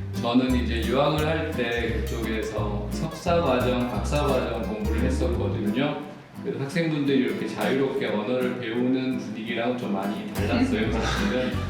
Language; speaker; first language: Korean; native; Korean